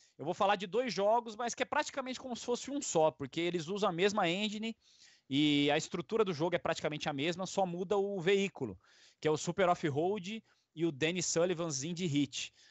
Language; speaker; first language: Portuguese; native; Portuguese